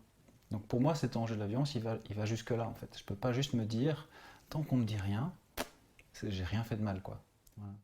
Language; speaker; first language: French; native; French